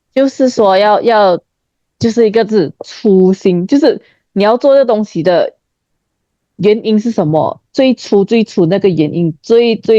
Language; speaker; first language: Chinese; native; Chinese